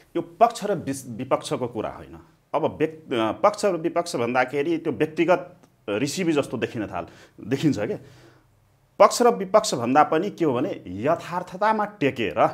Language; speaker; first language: Nepali; non-native, local second language; Maithili